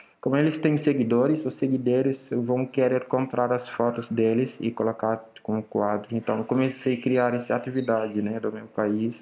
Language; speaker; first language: Portuguese; non-native, fluent; Wolof